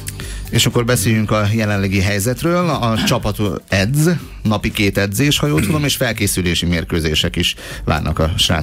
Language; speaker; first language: Hungarian; native; Hungarian